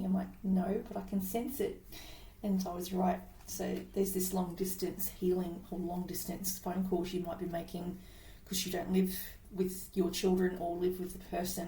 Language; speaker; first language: English; native; English